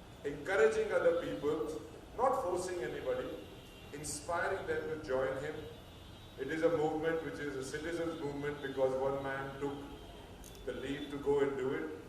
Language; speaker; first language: English; non-native, local second language; Hindi